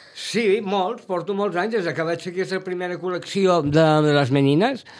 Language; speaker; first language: Catalan; native; Catalan